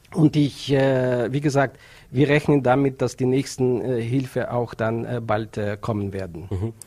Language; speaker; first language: German; non-native, fluent; Ukrainian